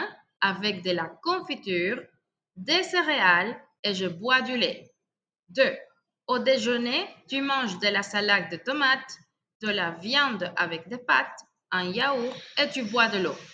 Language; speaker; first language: French; non-native, fluent; Spanish